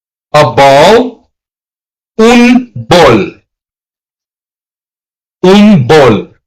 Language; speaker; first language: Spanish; non-native, learner; English